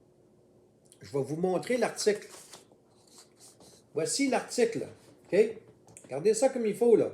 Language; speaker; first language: French; native; French